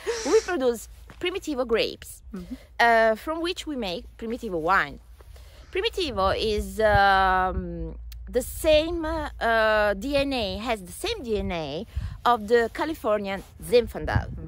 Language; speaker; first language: English; non-native, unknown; Italian